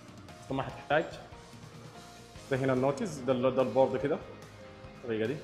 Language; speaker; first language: Arabic; native; Arabic